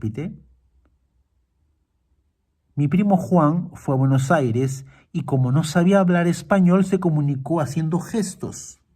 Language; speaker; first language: Spanish; non-native, fluent; Portuguese